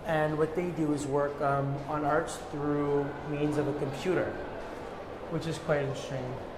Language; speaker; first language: English; native; English